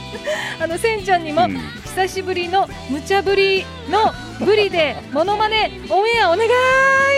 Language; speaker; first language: Japanese; native; Japanese